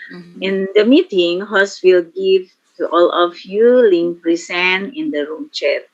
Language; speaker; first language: English; non-native, learner; Indonesian